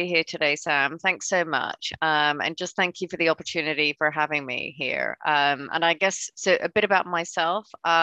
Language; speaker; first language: English; non-native, local second language; Cantonese